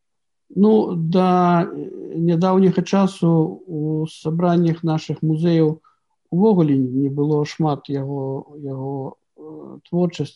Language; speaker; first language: Belarusian; native; Belarusian